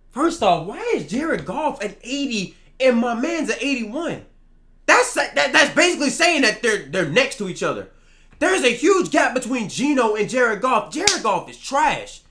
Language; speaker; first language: English; native; English